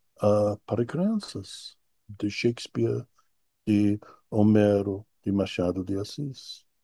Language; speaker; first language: Portuguese; non-native, fluent; English